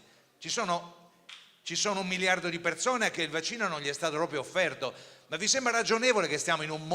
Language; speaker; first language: Italian; native; Italian